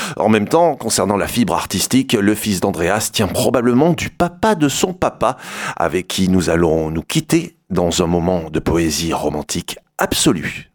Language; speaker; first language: French; native; French